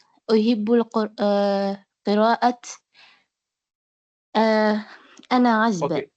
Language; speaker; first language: Arabic; non-native, learner; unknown